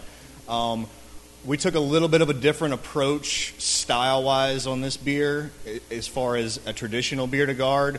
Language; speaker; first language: English; native; English